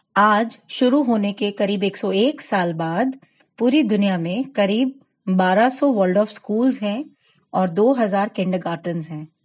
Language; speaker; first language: Hindi; non-native, local second language; Gujarati